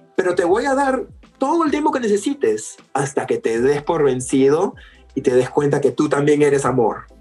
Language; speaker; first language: Spanish; early bilingual, other home language; English